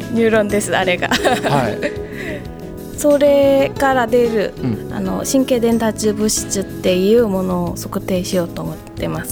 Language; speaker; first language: Japanese; non-native, fluent; Korean